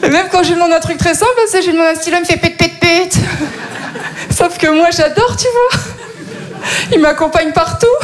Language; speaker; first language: French; native; French